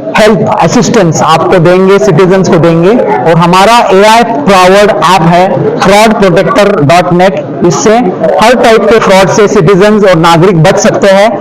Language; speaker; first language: Hindi; non-native, local second language; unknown